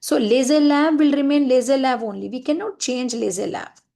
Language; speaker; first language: French; non-native, fluent; Hindi